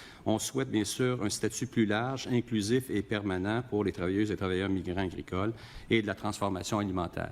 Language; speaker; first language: French; native; French